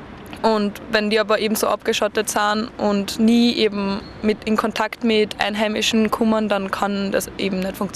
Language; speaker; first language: German; native; German